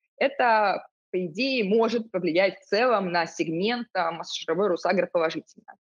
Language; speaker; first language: Russian; native; Russian